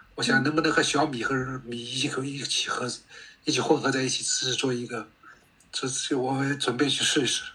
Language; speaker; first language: Chinese; native; Chinese